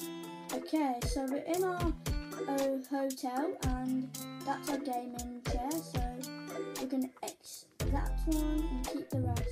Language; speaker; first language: English; native; English